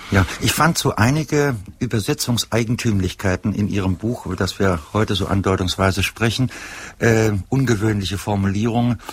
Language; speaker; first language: German; native; German